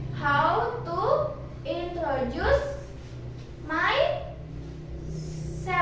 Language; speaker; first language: English; non-native, fluent; Indonesian